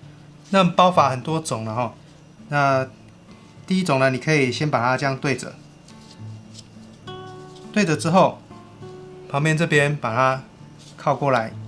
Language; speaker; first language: Chinese; native; Chinese